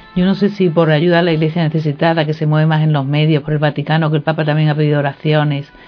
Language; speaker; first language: Spanish; non-native, fluent; Polish